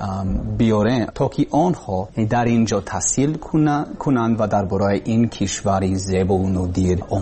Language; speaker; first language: Persian; non-native, learner; English